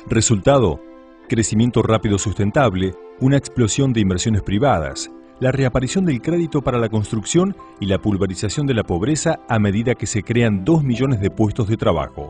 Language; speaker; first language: Spanish; native; Spanish